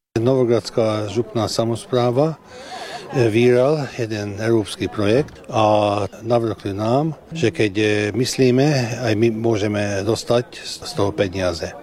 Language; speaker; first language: Slovak; early bilingual, heritage; Hungarian